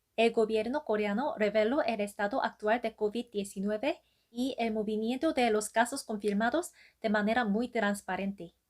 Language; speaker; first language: Spanish; non-native, fluent; Korean